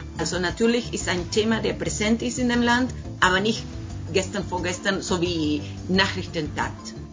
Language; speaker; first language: German; non-native, fluent; Spanish